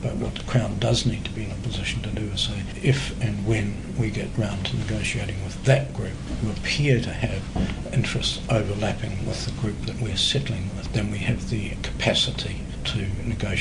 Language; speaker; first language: English; native; English